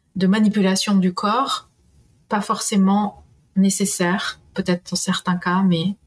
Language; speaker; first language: French; non-native, fluent; Spanish